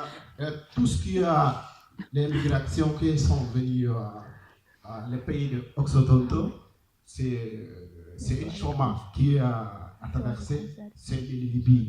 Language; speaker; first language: French; non-native, learner; Arabic